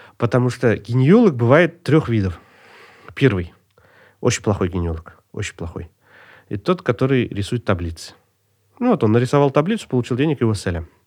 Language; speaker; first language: Russian; native; Russian